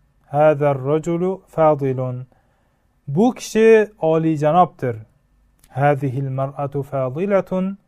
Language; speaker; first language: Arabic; non-native, fluent; Uzbek